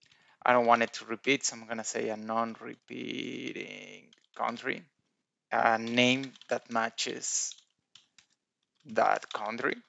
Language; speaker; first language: English; non-native, fluent; Spanish